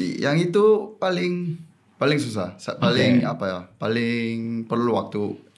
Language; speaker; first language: Indonesian; non-native, fluent; Korean